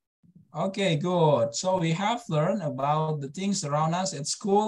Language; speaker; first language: English; non-native, fluent; Indonesian